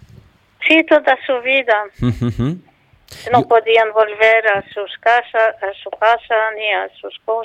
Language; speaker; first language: Spanish; non-native, fluent; Arabic